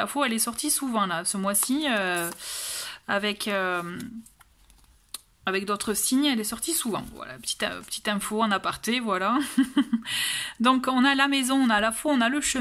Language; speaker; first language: French; native; French